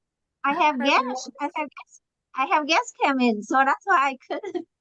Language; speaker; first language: English; non-native, learner; Vietnamese